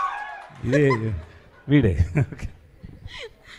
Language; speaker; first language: Telugu; non-native, learner; Tamil